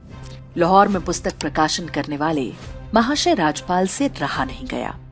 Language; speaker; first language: Hindi; native; Hindi